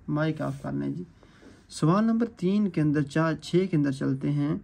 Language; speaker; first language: Urdu; non-native, local second language; Punjabi